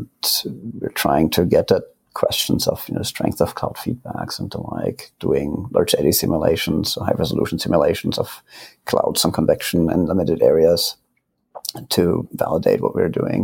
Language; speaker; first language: English; non-native, fluent; Finnish